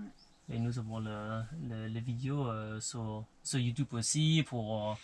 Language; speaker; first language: French; non-native, learner; German